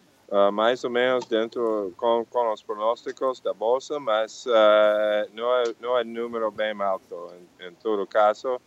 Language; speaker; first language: Portuguese; non-native, fluent; English